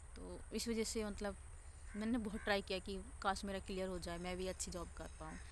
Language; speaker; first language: Hindi; native; Hindi